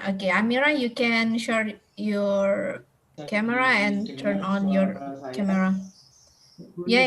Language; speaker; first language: English; non-native, fluent; Indonesian